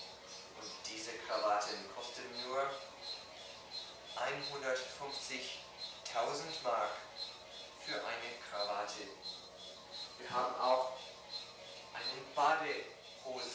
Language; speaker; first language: German; non-native, learner; English